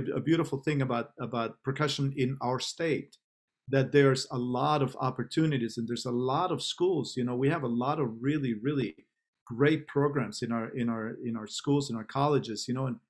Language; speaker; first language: English; non-native, fluent; Spanish